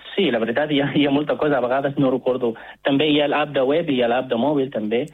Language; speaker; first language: Catalan; non-native, learner; Arabic